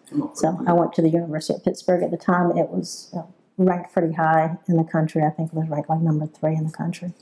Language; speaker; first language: English; native; English